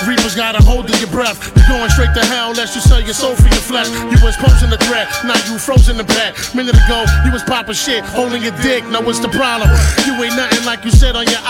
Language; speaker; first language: English; native; English